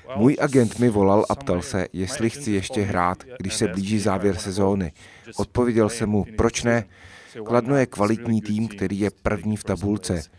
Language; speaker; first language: Czech; non-native, fluent; Russian